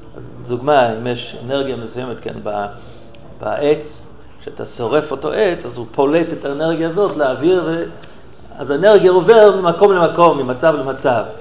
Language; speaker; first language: Hebrew; non-native, fluent; English